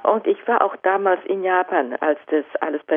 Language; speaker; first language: German; non-native, fluent; Japanese